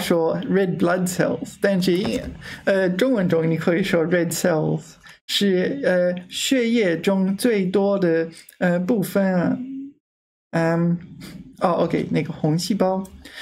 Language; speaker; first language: Chinese; non-native, learner; English